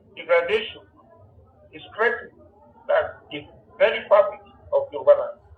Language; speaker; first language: English; non-native, local second language; Yoruba